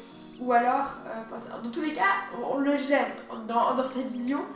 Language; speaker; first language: French; native; French